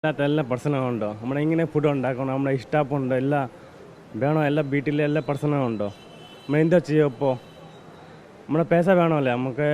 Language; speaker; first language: Malayalam; non-native, learner; Hindi